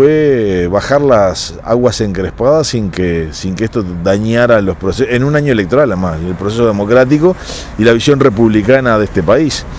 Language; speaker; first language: Spanish; native; Spanish